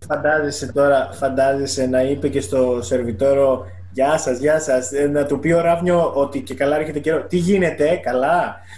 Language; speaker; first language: Greek; native; Greek